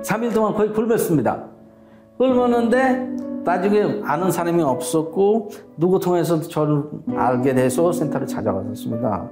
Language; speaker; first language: Korean; non-native, fluent; Bangla